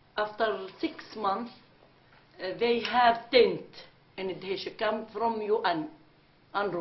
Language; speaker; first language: English; non-native, learner; Arabic